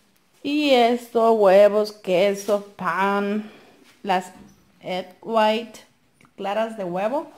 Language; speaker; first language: Spanish; native; Spanish